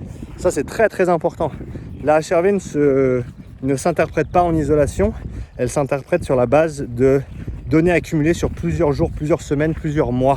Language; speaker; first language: French; native; French